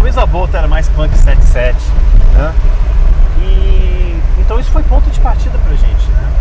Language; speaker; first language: Portuguese; early bilingual, other home language; English